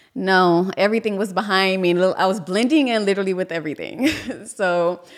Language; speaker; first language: English; native; English